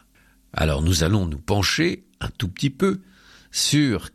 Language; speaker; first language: French; native; French